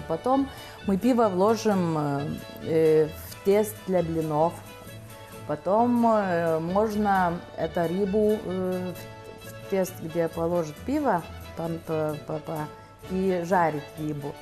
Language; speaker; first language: Russian; non-native, local second language; Lithuanian